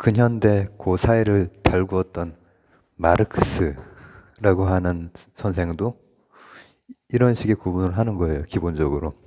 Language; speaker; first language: Korean; native; Korean